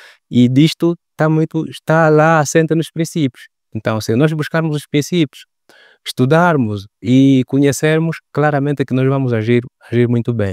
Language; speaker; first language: Portuguese; native; Portuguese